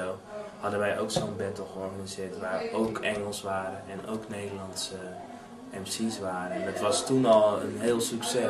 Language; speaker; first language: Dutch; native; Dutch